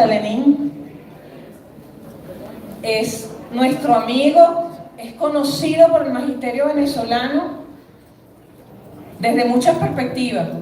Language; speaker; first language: Spanish; native; Spanish